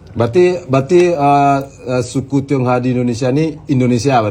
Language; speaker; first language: Indonesian; native; Indonesian